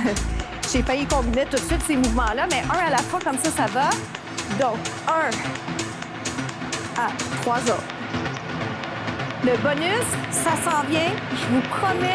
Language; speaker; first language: French; native; French